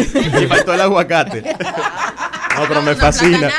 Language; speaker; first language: Spanish; native; Spanish